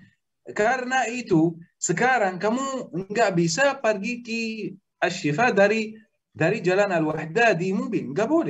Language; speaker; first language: Indonesian; non-native, learner; Arabic